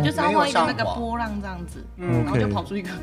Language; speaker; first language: Chinese; native; Chinese